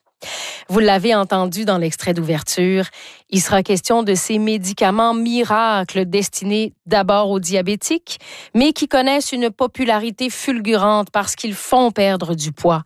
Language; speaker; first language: French; native; French